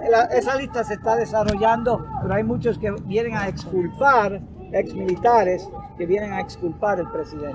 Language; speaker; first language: Spanish; non-native, fluent; English